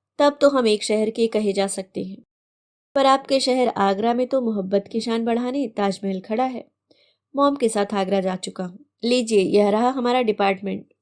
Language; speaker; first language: Hindi; native; Hindi